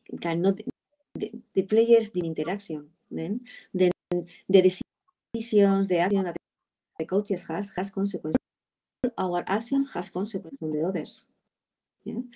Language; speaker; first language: English; non-native, learner; Spanish